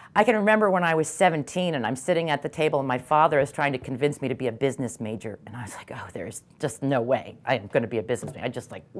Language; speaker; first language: English; native; English